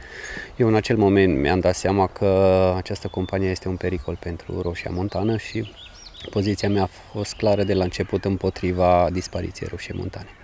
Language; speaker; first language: Romanian; native; Romanian